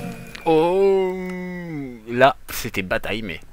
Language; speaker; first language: French; native; French